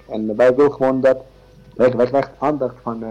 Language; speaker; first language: Dutch; non-native, learner; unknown